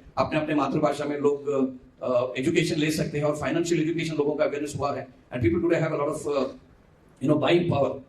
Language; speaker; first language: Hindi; non-native, local second language; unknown